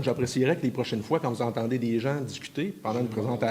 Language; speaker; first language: French; native; French